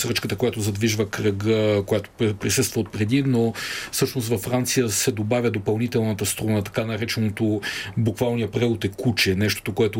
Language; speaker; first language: Bulgarian; native; Bulgarian